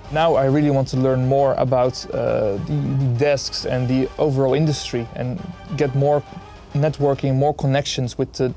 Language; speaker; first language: English; non-native, fluent; Dutch